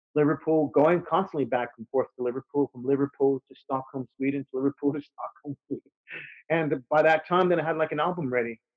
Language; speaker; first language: English; native; English